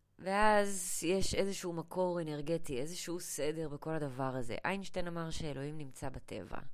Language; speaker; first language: Hebrew; early bilingual, other home language; English